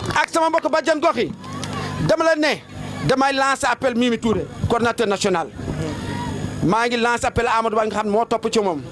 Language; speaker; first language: Wolof; non-native, local second language; Fula